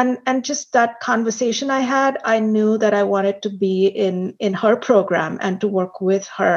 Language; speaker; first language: English; non-native, local second language; Hindi